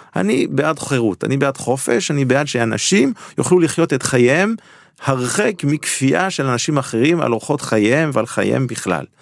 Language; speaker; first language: Hebrew; non-native, fluent; French